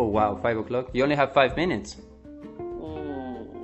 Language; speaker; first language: English; non-native, fluent; Spanish